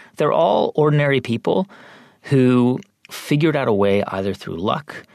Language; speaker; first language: English; native; English